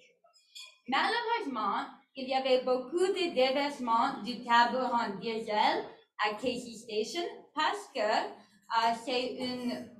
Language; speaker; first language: French; non-native, learner; English